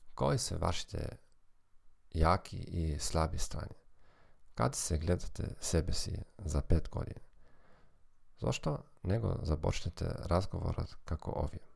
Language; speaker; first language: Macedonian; non-native, fluent; German